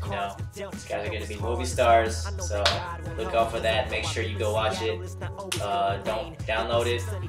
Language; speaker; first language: English; early bilingual, other home language; Korean